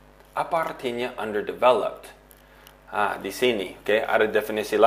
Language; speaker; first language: Indonesian; non-native, fluent; English